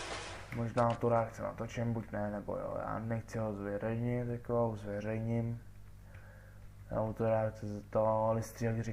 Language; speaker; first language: Czech; native; Czech